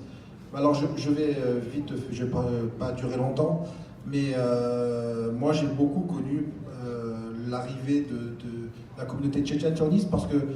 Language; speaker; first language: French; native; French